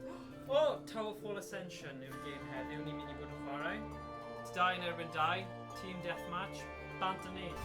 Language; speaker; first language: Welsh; native; Welsh